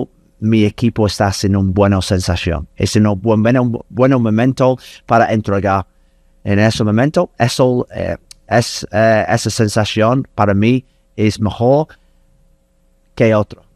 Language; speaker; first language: Spanish; non-native, learner; English